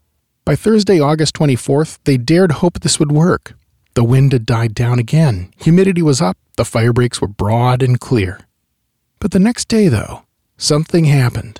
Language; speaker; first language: English; native; English